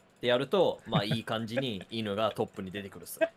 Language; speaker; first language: Japanese; native; Japanese